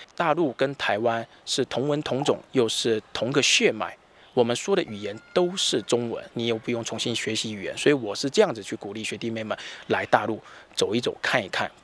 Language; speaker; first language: Chinese; native; Chinese